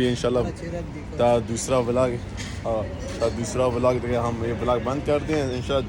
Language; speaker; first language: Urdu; non-native, learner; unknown